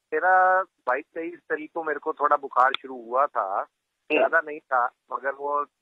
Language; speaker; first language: Hindi; native; Hindi